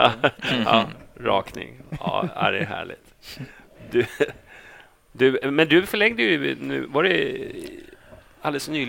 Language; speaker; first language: Swedish; native; Swedish